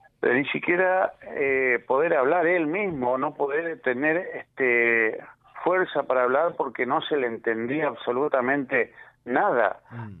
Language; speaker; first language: Spanish; native; Spanish